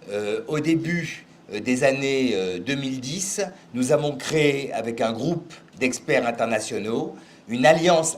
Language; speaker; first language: French; native; French